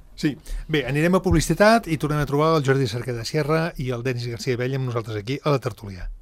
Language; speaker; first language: Catalan; native; Catalan